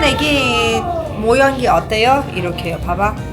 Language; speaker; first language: Korean; non-native, learner; Persian